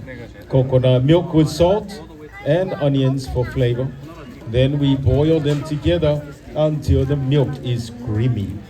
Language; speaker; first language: English; non-native, local second language; Samoan